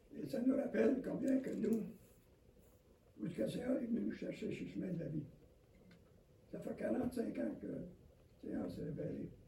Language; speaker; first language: French; non-native, local second language; English